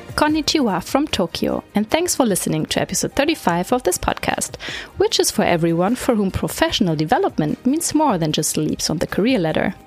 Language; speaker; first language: English; non-native, fluent; German